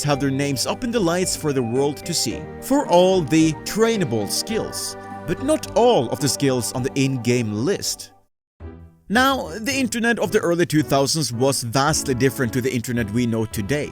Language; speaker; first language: English; native; English